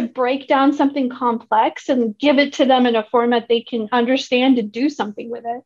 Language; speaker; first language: English; native; English